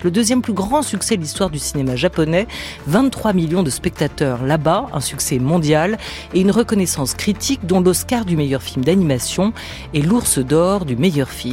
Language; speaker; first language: French; native; French